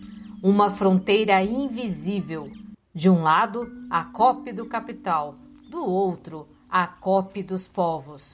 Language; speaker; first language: Portuguese; native; Portuguese